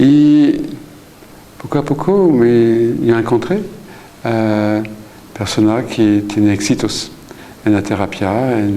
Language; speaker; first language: Spanish; non-native, fluent; French